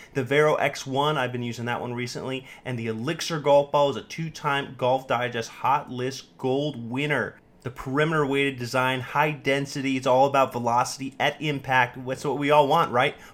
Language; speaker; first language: English; native; English